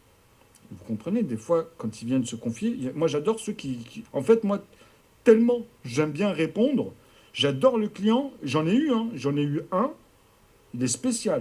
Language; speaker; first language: French; native; French